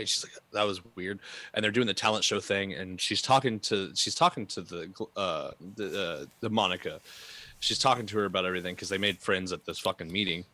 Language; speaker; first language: English; native; English